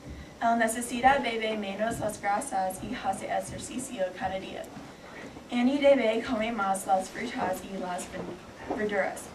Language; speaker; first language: Spanish; non-native, learner; English